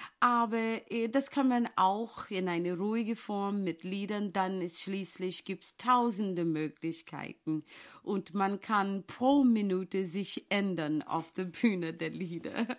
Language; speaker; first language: German; non-native, fluent; English